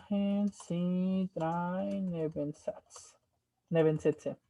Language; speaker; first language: German; non-native, fluent; Spanish